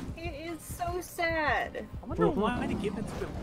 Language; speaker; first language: English; native; English